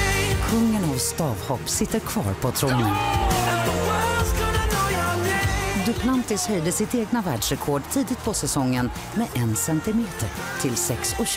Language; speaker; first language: Swedish; native; Swedish